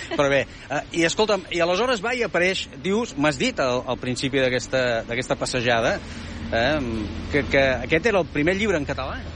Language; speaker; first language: Catalan; native; Catalan